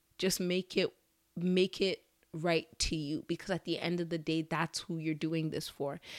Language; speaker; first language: English; early bilingual, other home language; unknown